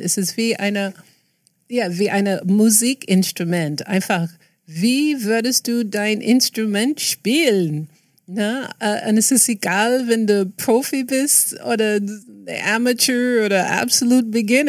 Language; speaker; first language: German; non-native, fluent; English